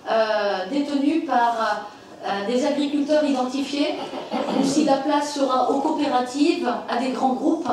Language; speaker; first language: French; native; French